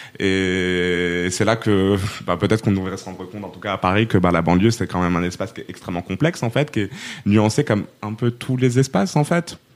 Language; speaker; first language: French; non-native, local second language; Arabic